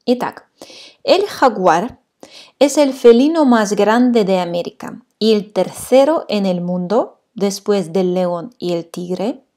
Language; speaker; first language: Spanish; non-native, fluent; Russian